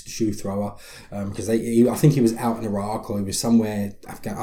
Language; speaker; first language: English; native; English